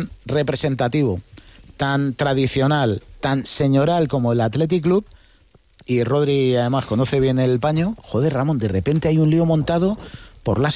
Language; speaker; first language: Spanish; native; Spanish